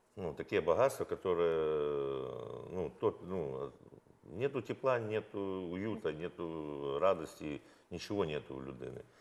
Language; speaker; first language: Russian; non-native, local second language; Ukrainian